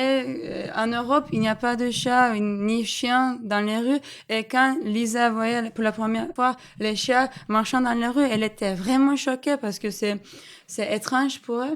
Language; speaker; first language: French; non-native, fluent; Turkish